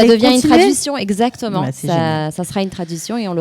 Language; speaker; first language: French; native; French